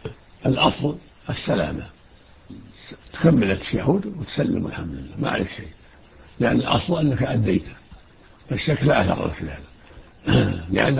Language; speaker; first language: Arabic; native; Arabic